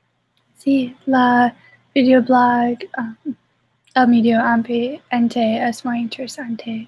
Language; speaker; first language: Spanish; non-native, learner; English